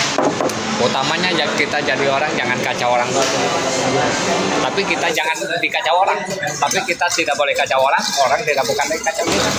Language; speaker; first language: Indonesian; non-native, learner; Vietnamese